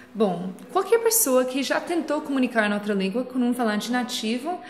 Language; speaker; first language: Portuguese; non-native, fluent; English